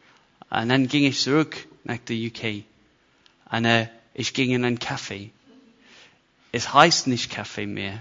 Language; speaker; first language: German; non-native, fluent; English